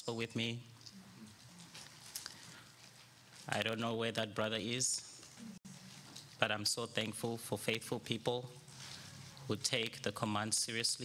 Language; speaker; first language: English; non-native, local second language; Shona